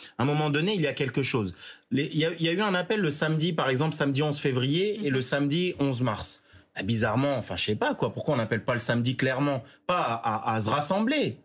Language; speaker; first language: French; native; French